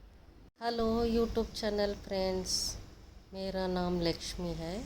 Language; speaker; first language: Hindi; non-native, local second language; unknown